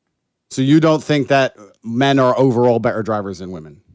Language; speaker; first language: English; native; English